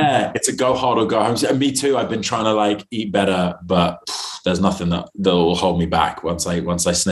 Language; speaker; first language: English; native; English